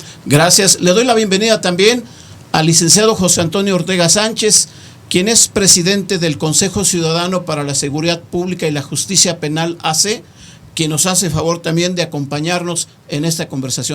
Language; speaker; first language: Spanish; native; Spanish